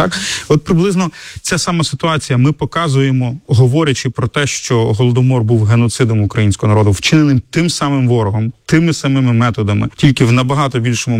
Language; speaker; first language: Ukrainian; native; Ukrainian